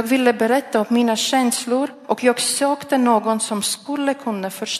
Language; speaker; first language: Swedish; non-native, learner; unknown